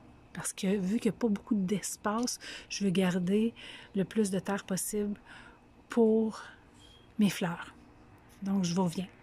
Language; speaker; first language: French; native; French